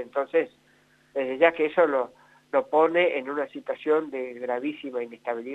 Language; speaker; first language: Spanish; native; Spanish